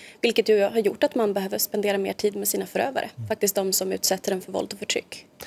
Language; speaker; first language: Swedish; native; Swedish